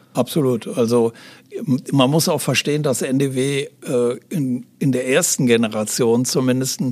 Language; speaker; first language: German; native; German